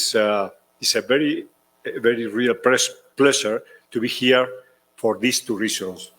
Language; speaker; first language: English; non-native, fluent; Spanish